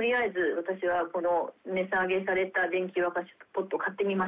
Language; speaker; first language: Japanese; native; Japanese